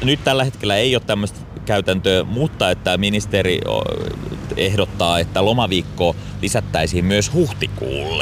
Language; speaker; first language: Finnish; native; Finnish